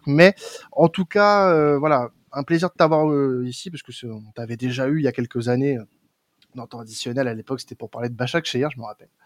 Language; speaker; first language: French; native; French